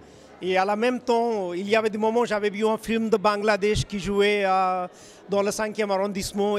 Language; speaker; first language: French; non-native, fluent; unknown